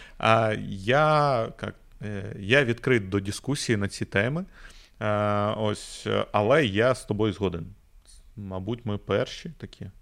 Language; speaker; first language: Ukrainian; native; Ukrainian